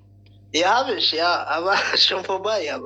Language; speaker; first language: German; non-native, fluent; Tigrinya